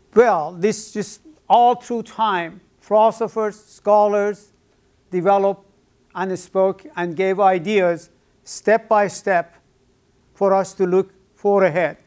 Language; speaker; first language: English; non-native, fluent; Persian